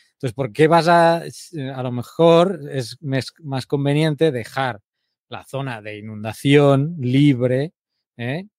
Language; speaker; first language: Spanish; native; Spanish